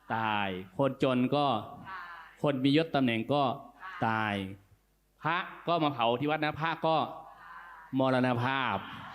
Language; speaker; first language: Thai; native; Thai